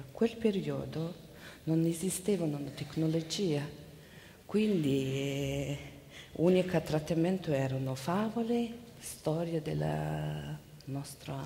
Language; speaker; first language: Italian; non-native, learner; Mongolian